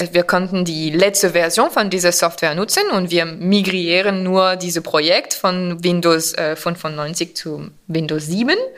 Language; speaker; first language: German; non-native, fluent; French